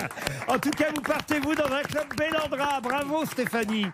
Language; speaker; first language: French; native; French